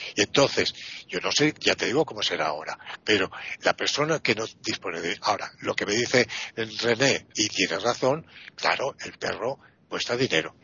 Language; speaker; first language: Spanish; non-native, fluent; Italian